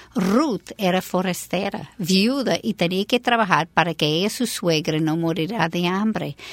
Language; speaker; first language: Spanish; non-native, fluent; English